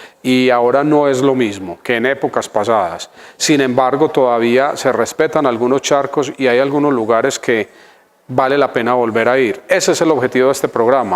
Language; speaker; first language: Spanish; native; Spanish